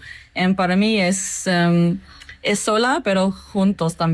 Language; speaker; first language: Spanish; non-native, fluent; English